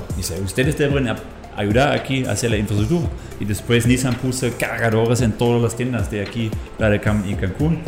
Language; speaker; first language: Spanish; non-native, fluent; German